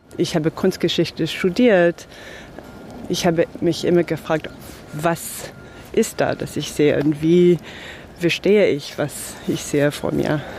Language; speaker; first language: German; non-native, fluent; English